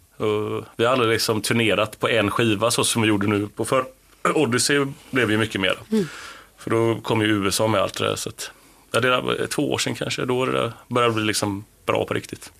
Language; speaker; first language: Swedish; native; Swedish